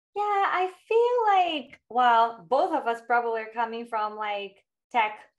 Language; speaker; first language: English; non-native, fluent; Portuguese